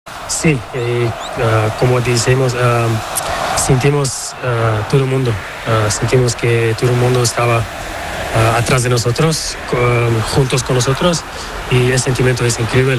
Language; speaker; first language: Spanish; non-native, learner; Portuguese